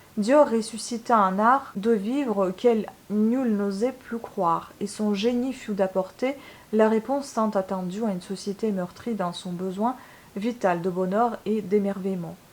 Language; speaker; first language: French; non-native, fluent; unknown